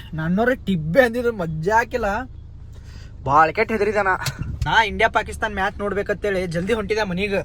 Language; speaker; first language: Kannada; native; Kannada